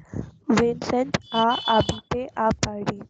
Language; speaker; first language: French; non-native, learner; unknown